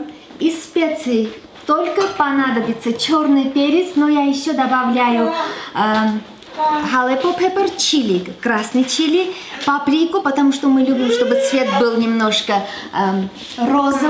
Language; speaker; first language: Russian; non-native, fluent; Armenian